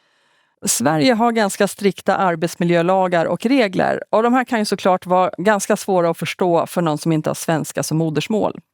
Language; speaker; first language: Swedish; native; Swedish